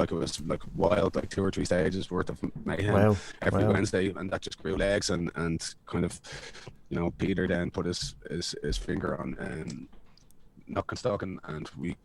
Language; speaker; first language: English; native; English